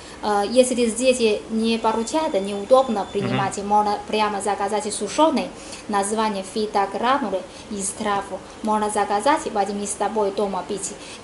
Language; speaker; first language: Russian; non-native, learner; Chinese